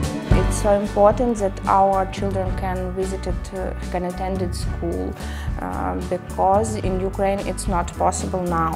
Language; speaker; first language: English; non-native, learner; Ukrainian